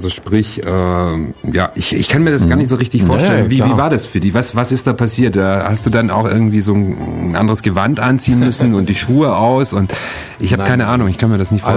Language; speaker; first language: German; native; German